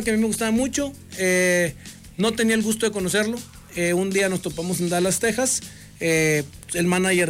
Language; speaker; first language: Spanish; native; Spanish